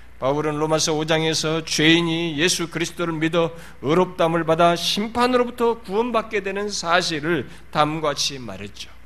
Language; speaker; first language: Korean; native; Korean